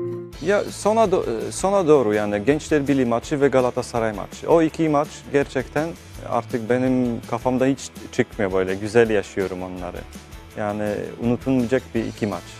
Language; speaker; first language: Turkish; early bilingual, heritage; Turkish